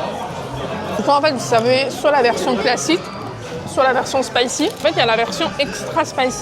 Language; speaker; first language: French; native; French